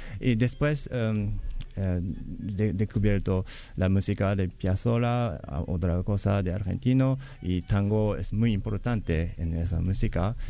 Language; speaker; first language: Spanish; non-native, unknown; Japanese